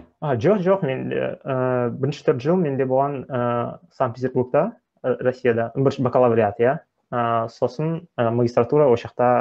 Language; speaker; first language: Kazakh; non-native, local second language; Russian